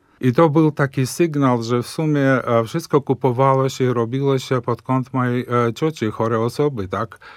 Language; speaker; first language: Polish; early bilingual, heritage; Polish